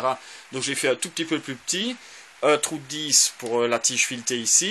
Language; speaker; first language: French; native; French